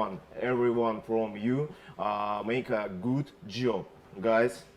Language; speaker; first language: English; non-native, learner; Russian